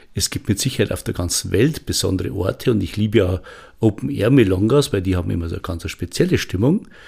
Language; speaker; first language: German; native; German